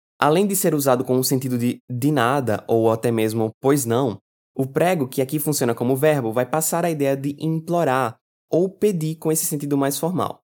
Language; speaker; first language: Portuguese; native; Portuguese